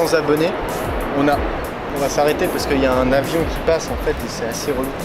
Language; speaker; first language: French; native; French